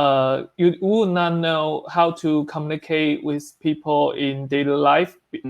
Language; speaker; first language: English; non-native, learner; Chinese